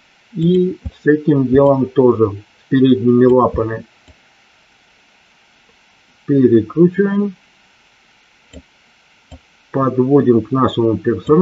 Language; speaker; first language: Russian; native; Russian